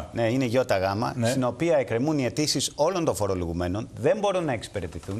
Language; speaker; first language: Greek; native; Greek